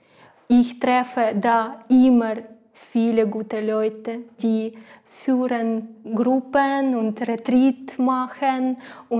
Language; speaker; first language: German; non-native, learner; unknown